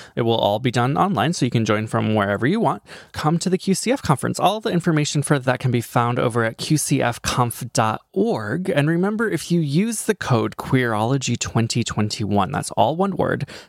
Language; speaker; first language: English; native; English